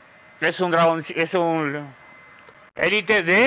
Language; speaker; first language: Spanish; native; Spanish